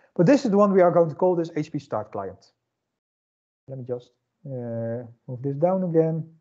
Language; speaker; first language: English; non-native, fluent; Dutch